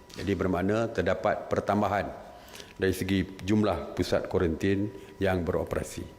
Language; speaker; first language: Malay; native; Malay